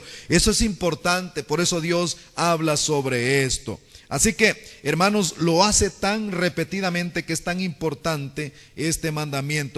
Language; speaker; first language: Spanish; native; Spanish